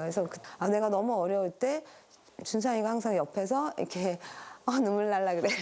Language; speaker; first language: Korean; native; Korean